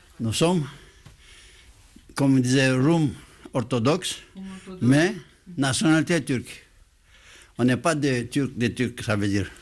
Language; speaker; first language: French; non-native, fluent; Greek